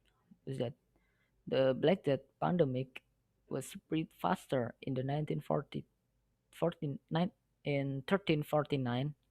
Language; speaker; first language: English; non-native, learner; Indonesian